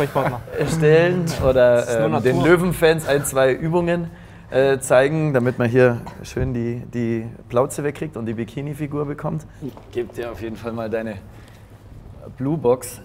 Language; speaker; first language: German; native; German